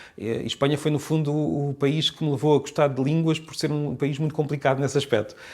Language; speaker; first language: Portuguese; native; Portuguese